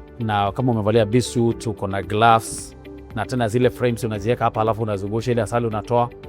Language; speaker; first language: Swahili; non-native, local second language; Kamba